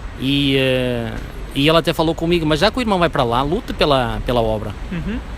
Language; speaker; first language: Portuguese; native; Portuguese